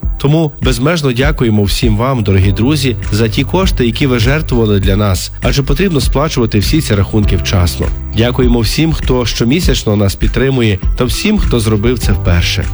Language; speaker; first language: Ukrainian; native; Ukrainian